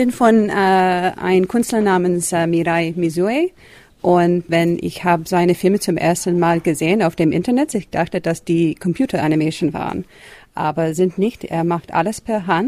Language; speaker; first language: German; non-native, fluent; English